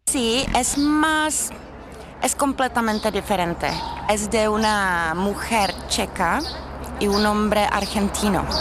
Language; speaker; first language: Spanish; non-native, learner; Czech